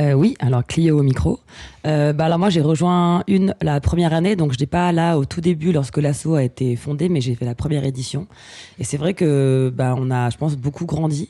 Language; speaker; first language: French; native; French